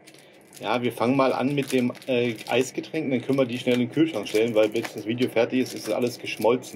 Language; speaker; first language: German; native; German